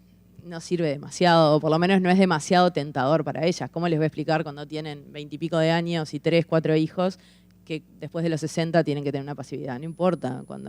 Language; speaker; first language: Spanish; native; Spanish